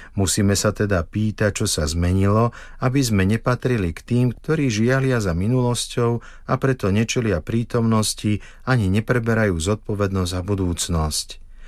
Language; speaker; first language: Slovak; native; Slovak